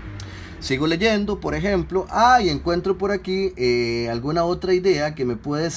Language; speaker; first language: Spanish; native; Spanish